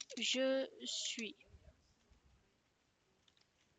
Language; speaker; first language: French; non-native, fluent; Spanish